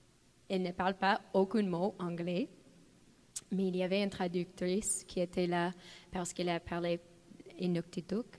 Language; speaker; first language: French; non-native, fluent; English